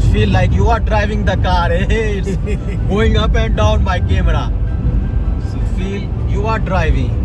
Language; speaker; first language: English; non-native, local second language; Hindi